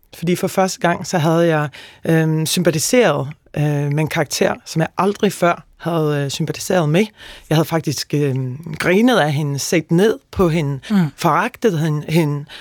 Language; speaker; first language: Danish; early bilingual, heritage; Norwegian